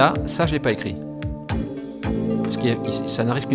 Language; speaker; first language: French; native; French